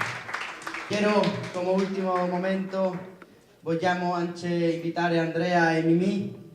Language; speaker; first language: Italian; non-native, learner; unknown